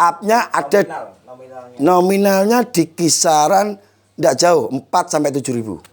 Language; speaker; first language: Indonesian; native; Indonesian